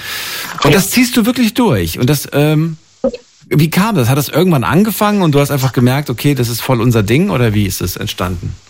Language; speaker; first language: German; native; German